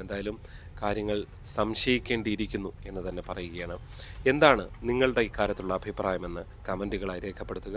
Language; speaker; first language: Malayalam; native; Malayalam